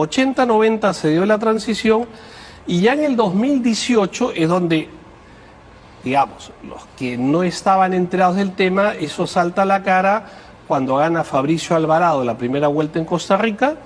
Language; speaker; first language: Spanish; native; Spanish